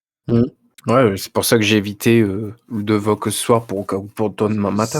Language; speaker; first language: French; native; French